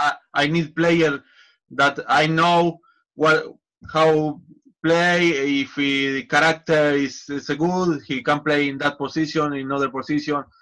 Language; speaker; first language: English; non-native, learner; Spanish